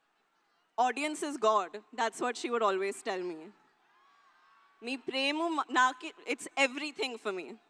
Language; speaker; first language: Telugu; non-native, learner; Hindi